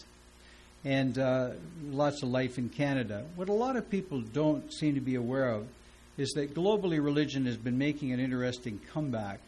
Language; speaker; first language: English; native; English